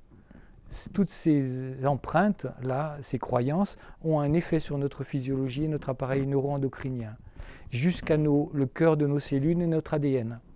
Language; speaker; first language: French; native; French